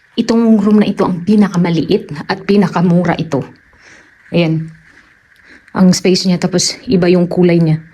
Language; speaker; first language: Filipino; non-native, local second language; Cebuano